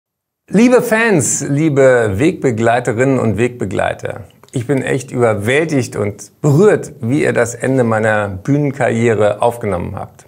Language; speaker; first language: German; native; German